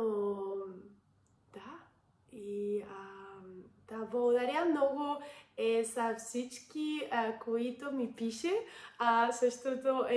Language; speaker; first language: Bulgarian; non-native, learner; Spanish